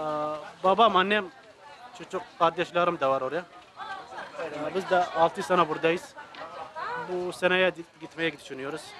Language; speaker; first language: Turkish; non-native, fluent; Arabic